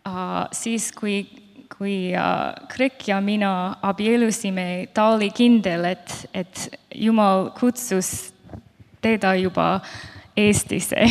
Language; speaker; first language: Estonian; non-native, learner; Finnish